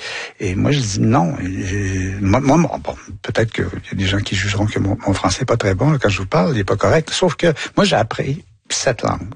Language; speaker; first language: French; native; French